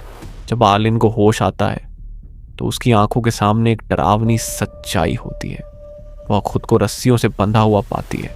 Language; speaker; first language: Hindi; native; Hindi